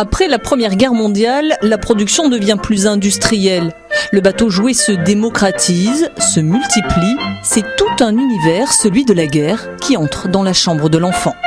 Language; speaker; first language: French; native; French